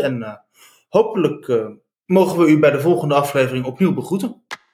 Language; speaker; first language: Dutch; native; Dutch